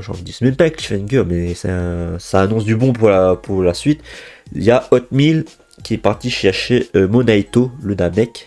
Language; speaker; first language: French; native; French